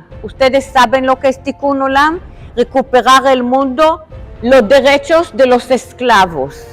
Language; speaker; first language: Spanish; non-native, fluent; Hebrew